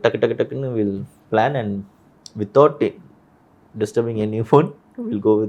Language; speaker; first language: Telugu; early bilingual, heritage; Telugu